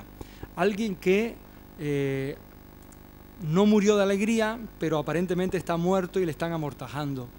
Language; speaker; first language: Spanish; native; Spanish